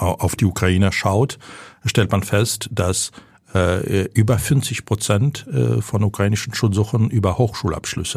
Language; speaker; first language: German; non-native, fluent; Ukrainian